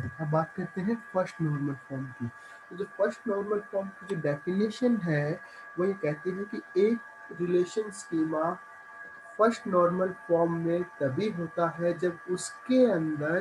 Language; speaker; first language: Hindi; native; Hindi